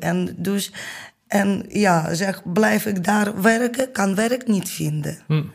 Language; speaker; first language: Dutch; non-native, learner; Ukrainian